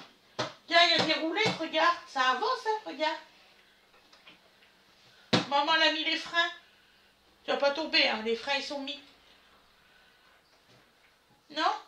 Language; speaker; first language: French; native; French